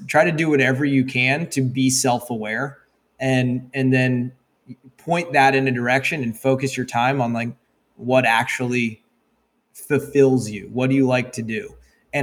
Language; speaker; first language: English; native; English